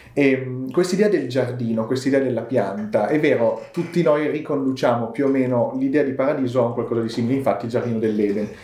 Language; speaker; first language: Italian; native; Italian